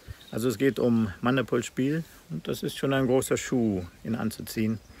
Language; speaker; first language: German; native; German